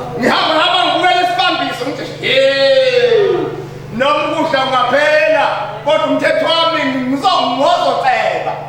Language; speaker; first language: Zulu; native; Zulu